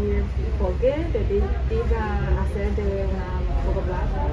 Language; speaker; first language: Spanish; non-native, learner; Chinese